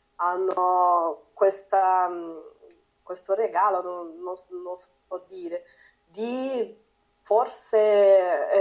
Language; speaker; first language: Italian; non-native, learner; Portuguese